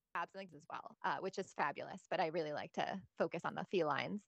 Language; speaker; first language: English; non-native, fluent; Bosnian